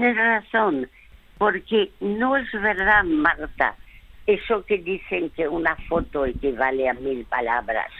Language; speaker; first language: Spanish; early bilingual, other home language; French